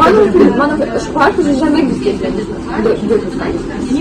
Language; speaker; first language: French; non-native, fluent; Russian